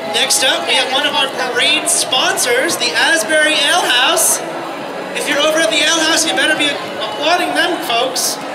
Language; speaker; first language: English; native; English